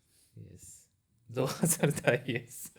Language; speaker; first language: English; non-native, learner; Japanese